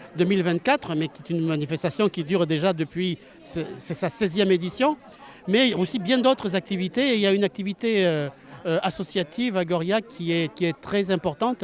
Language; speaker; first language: French; native; French